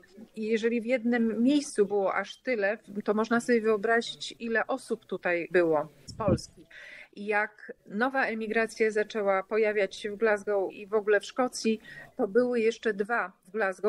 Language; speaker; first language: Polish; native; Polish